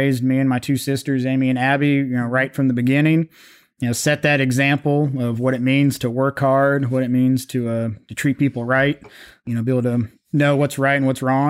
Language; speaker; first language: English; native; English